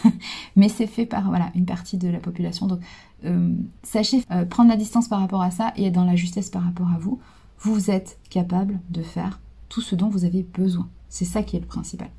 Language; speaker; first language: French; native; French